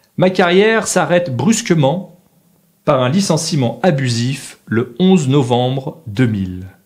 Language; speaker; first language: French; native; French